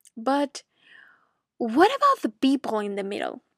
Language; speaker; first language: English; non-native, fluent; Spanish